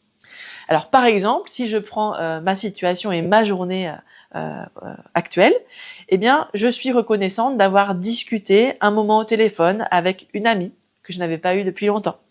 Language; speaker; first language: French; native; French